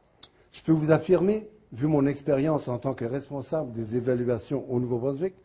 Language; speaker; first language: French; native; French